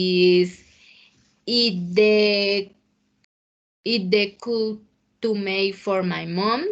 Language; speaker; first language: English; non-native, learner; Spanish